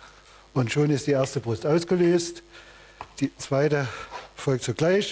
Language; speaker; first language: German; native; German